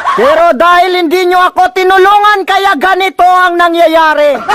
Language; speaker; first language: Filipino; non-native, local second language; Masbatenyo